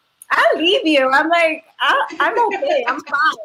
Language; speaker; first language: English; non-native, local second language; Filipino